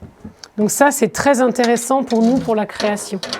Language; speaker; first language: French; native; French